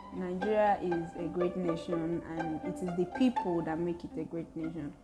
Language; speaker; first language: English; non-native, local second language; Igbo